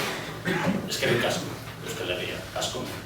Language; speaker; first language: Basque; non-native, fluent; Galician